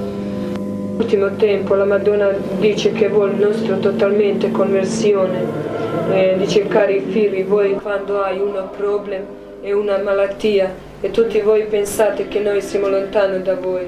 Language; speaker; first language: Italian; non-native, learner; Croatian